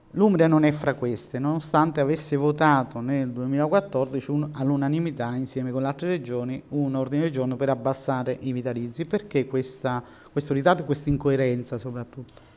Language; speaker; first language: Italian; native; Italian